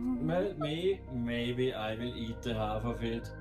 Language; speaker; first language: English; non-native, fluent; German